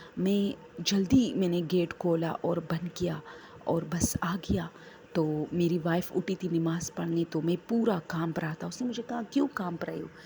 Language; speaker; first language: Urdu; non-native, local second language; Pashto